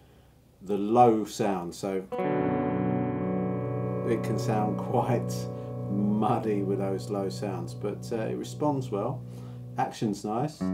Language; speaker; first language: English; native; English